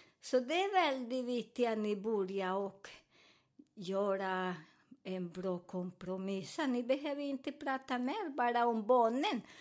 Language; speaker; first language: Swedish; non-native, learner; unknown